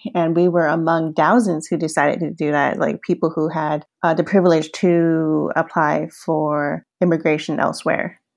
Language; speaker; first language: English; early bilingual, other home language; Cantonese